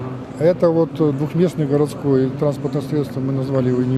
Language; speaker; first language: Russian; native; Russian